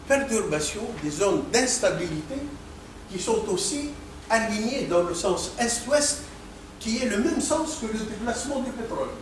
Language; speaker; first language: French; non-native, local second language; Arabic